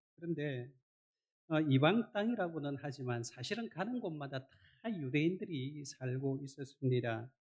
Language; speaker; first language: Korean; native; Korean